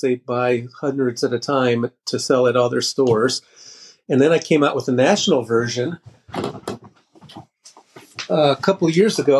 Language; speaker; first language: English; native; English